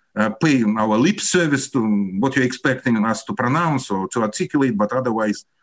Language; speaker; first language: English; non-native, fluent; Russian